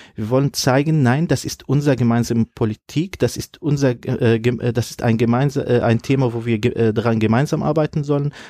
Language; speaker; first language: German; non-native, fluent; Arabic